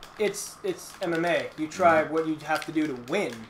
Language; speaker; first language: English; native; English